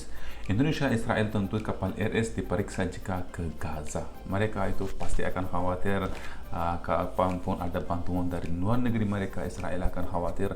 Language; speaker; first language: Indonesian; non-native, fluent; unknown